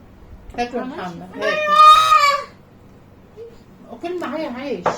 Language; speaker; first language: Arabic; native; Arabic